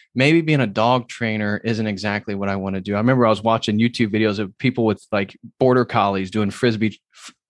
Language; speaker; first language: English; native; English